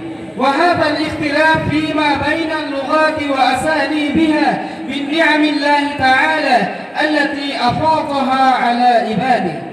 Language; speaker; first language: Arabic; non-native, learner; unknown